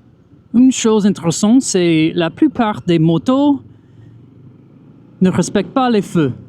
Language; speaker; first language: French; non-native, fluent; English